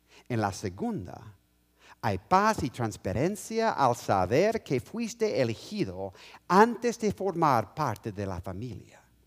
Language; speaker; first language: Spanish; non-native, fluent; English